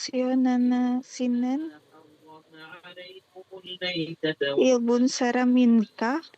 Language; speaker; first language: Korean; non-native, learner; Indonesian